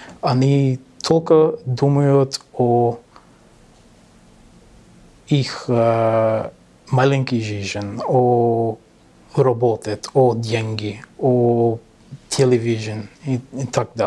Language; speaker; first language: Russian; non-native, learner; English